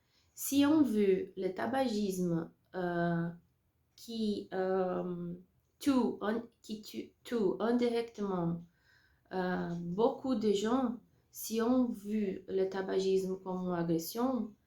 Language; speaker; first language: French; non-native, learner; Portuguese